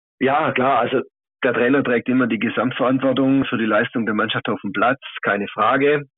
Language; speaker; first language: German; native; German